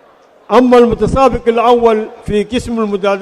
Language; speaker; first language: Arabic; non-native, fluent; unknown